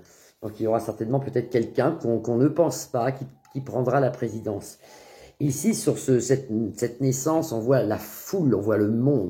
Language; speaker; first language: French; native; French